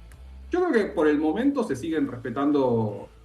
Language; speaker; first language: Spanish; native; Spanish